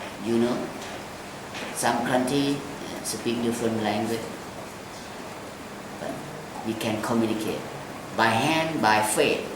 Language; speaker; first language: English; non-native, learner; Thai